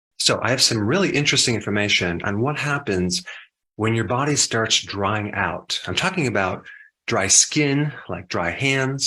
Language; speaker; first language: English; native; English